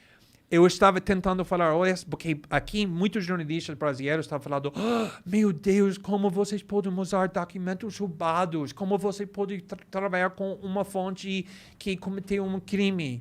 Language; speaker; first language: Portuguese; non-native, fluent; English